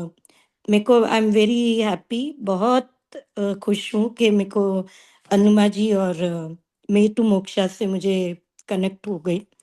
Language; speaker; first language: Hindi; non-native, local second language; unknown